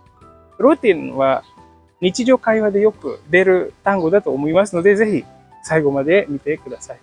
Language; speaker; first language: Japanese; non-native, fluent; Indonesian